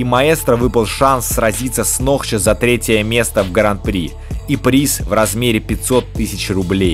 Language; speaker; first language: Russian; native; Russian